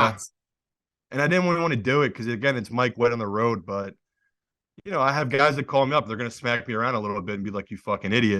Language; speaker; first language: English; native; English